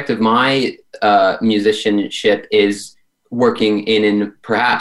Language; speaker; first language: English; native; English